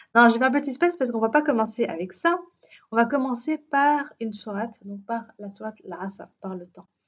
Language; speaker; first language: French; early bilingual, other home language; Arabic